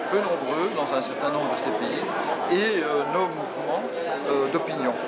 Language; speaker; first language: French; native; French